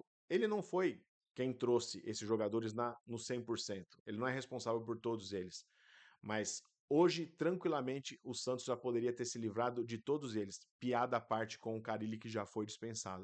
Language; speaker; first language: Portuguese; native; Portuguese